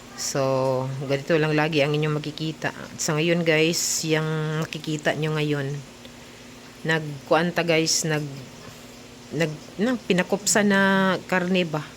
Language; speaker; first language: Filipino; non-native, local second language; Cebuano